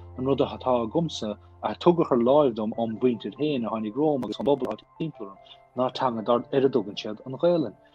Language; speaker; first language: Irish; native; Irish